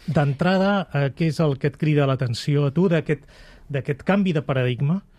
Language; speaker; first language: Catalan; native; Catalan